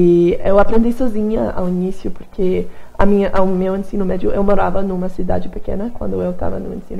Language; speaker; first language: Portuguese; non-native, fluent; English